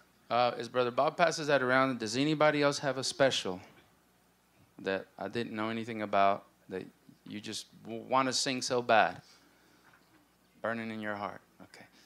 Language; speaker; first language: English; native; English